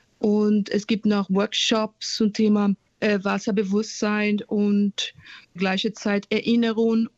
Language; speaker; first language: German; non-native, fluent; Portuguese